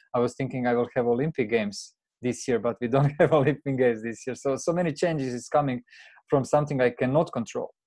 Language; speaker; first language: English; non-native, fluent; Croatian